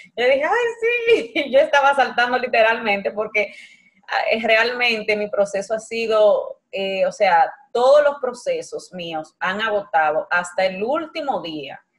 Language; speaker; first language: Spanish; native; Spanish